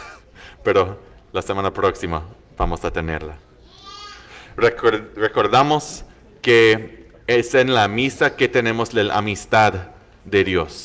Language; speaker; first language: Spanish; non-native, learner; English